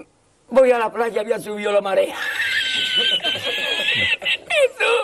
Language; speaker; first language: Spanish; native; Spanish